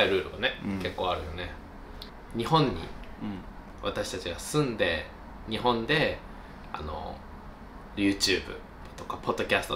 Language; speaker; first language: Japanese; native; Japanese